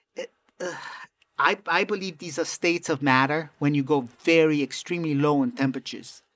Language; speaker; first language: English; non-native, fluent; Romanian